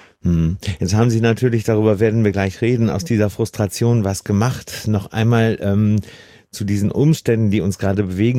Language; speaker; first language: German; native; German